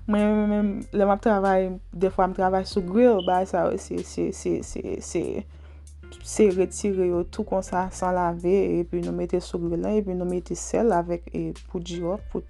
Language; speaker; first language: French; non-native, local second language; Haitian Creole